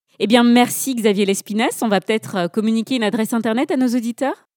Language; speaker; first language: French; native; French